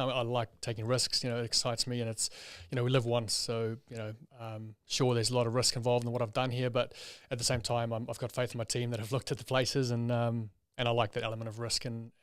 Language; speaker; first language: English; native; English